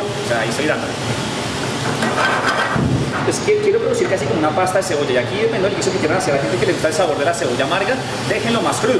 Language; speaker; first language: Spanish; native; Spanish